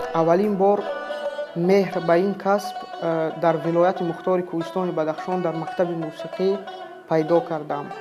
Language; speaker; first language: Persian; non-native, local second language; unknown